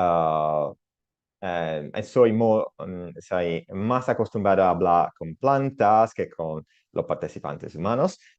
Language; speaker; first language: Spanish; non-native, learner; Italian